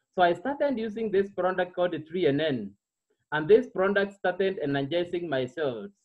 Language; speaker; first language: English; non-native, local second language; Meru